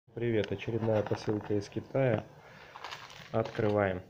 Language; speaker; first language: Russian; native; Russian